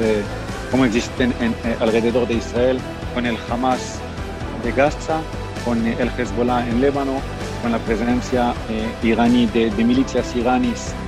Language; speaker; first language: Spanish; non-native, fluent; Hebrew